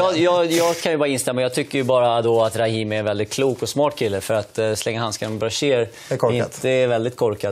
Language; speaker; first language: Swedish; native; Swedish